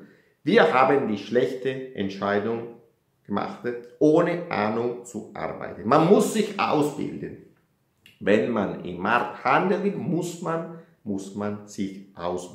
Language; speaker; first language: German; non-native, fluent; Italian